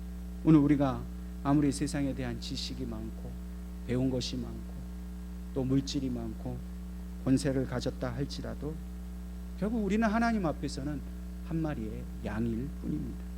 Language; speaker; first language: Korean; native; Korean